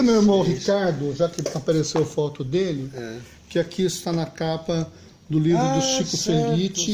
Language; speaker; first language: Portuguese; native; Portuguese